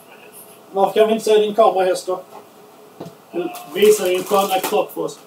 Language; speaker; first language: Swedish; native; Swedish